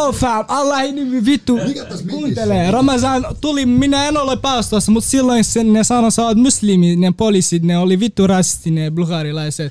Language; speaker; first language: Finnish; non-native, learner; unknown